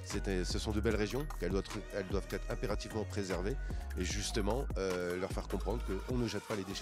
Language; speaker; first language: French; non-native, local second language; Arabic